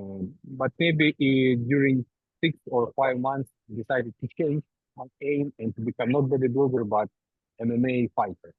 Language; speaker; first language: English; non-native, learner; Ukrainian